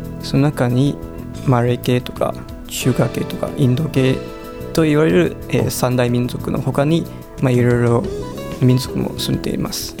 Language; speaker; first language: Japanese; non-native, fluent; Chinese